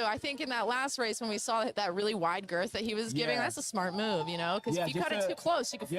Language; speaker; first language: English; native; English